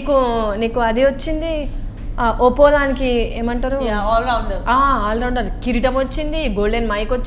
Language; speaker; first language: Telugu; native; Telugu